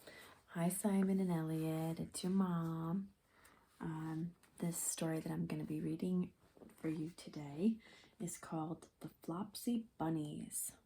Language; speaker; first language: English; native; English